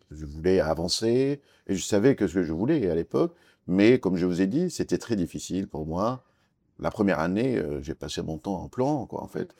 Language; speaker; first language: French; non-native, fluent; Kurdish